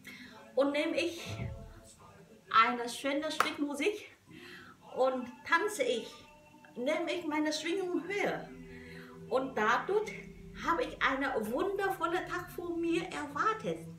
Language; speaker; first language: German; non-native, learner; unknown